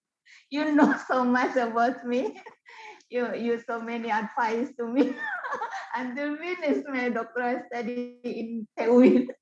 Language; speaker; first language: English; non-native, learner; Indonesian